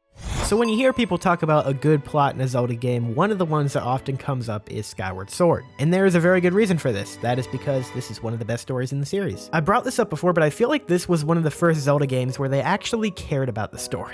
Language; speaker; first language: English; native; English